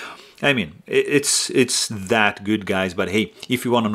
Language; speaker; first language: English; non-native, fluent; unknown